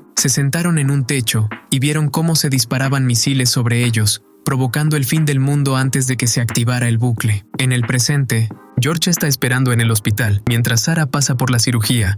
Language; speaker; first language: Spanish; native; Spanish